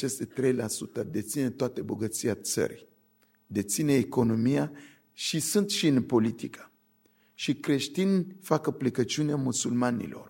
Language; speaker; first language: Romanian; non-native, fluent; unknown